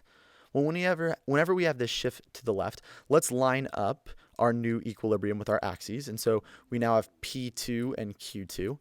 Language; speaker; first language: English; native; English